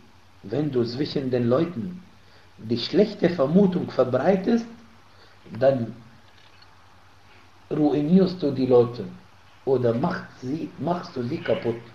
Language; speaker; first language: German; non-native, fluent; Arabic